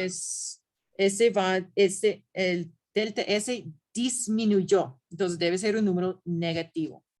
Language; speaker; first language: Spanish; non-native, fluent; English